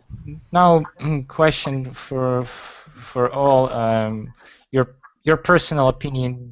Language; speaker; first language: English; non-native, fluent; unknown